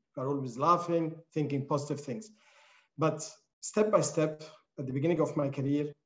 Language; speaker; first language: English; non-native, fluent; Arabic